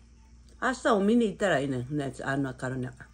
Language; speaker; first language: Japanese; non-native, learner; Filipino